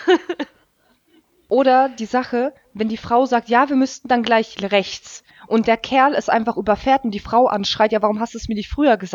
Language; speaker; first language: German; native; German